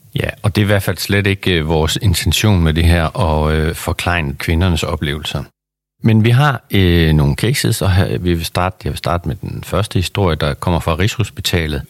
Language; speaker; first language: Danish; native; Danish